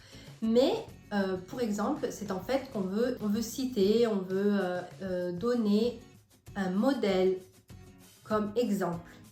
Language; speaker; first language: French; non-native, fluent; Italian